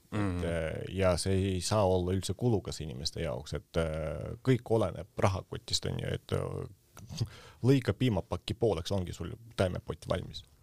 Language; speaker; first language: Estonian; non-native, local second language; Russian